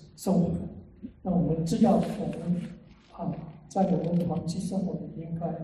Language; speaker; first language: Chinese; non-native, fluent; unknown